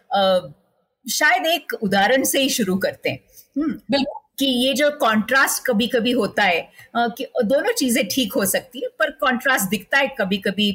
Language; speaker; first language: Hindi; non-native, local second language; Marathi